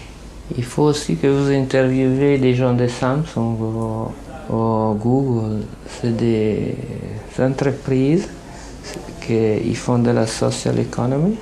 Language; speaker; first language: French; non-native, fluent; Italian